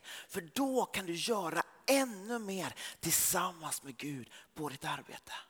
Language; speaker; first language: Swedish; early bilingual, heritage; Swedish